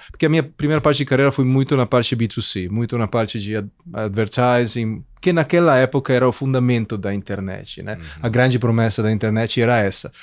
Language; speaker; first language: Portuguese; non-native, fluent; Italian